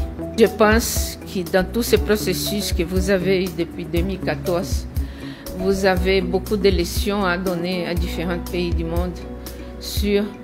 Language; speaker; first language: French; non-native, fluent; Portuguese